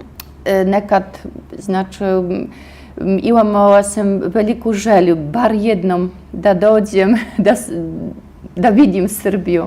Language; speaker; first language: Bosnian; non-native, fluent; Russian